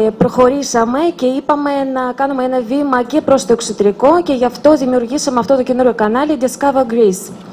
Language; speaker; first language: Greek; non-native, fluent; Russian